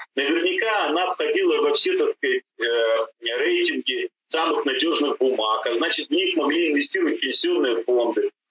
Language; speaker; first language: Russian; native; Russian